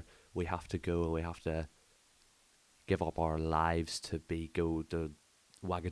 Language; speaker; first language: English; native; English